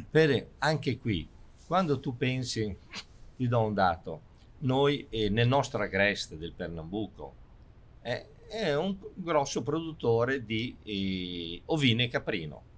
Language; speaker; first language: Italian; native; Italian